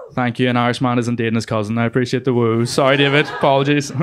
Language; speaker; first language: English; native; English